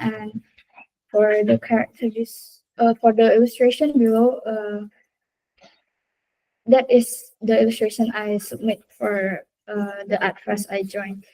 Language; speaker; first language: English; non-native, learner; Indonesian